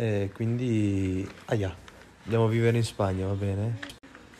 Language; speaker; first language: Italian; native; Italian